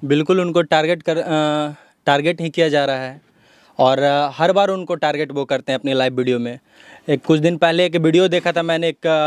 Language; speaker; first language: Hindi; native; Hindi